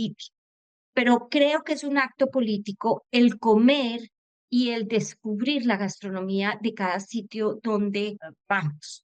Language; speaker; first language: Spanish; native; Spanish